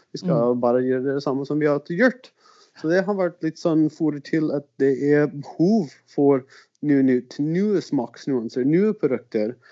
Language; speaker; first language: Norwegian; non-native, fluent; English